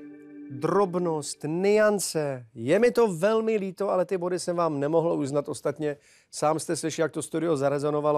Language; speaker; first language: Czech; native; Czech